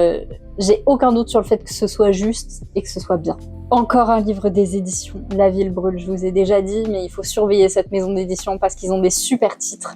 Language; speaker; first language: French; native; French